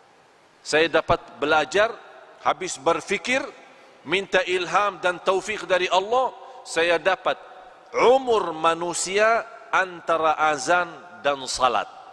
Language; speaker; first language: Indonesian; non-native, fluent; Arabic